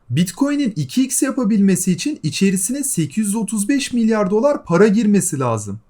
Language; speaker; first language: Turkish; native; Turkish